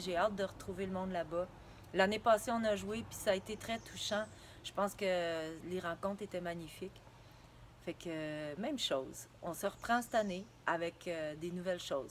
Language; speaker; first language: French; native; French